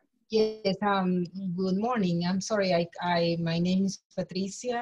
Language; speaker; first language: English; non-native, learner; Spanish